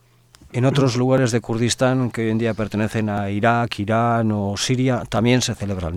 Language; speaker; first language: Spanish; native; Spanish